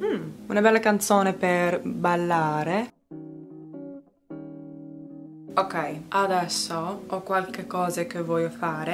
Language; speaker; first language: Italian; non-native, learner; English